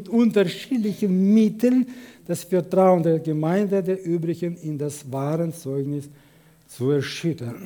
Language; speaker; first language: German; non-native, fluent; Russian